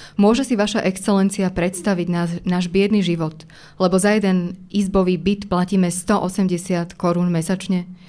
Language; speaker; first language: Slovak; native; Slovak